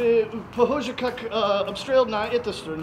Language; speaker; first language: Russian; non-native, learner; English